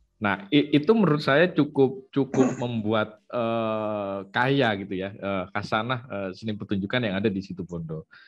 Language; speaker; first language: Indonesian; non-native, local second language; Madurese